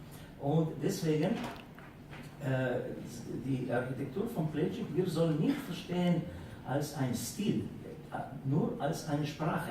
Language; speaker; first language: German; non-native, fluent; Slovenian